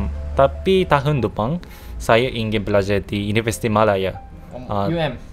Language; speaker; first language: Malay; non-native, fluent; Japanese